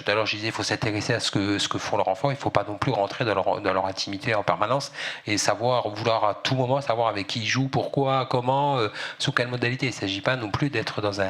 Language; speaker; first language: French; native; French